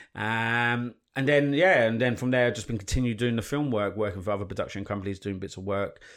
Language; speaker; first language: English; native; English